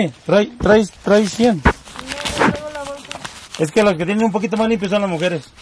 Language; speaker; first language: Spanish; native; Spanish